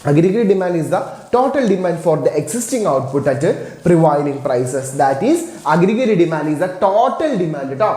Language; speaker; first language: English; non-native, local second language; Malayalam